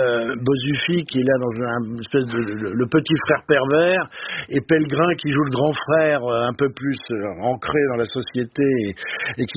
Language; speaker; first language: French; native; French